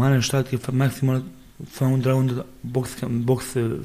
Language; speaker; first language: German; non-native, learner; Persian